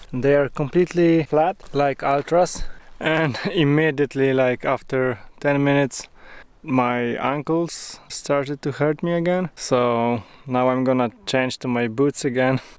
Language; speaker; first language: English; non-native, fluent; Polish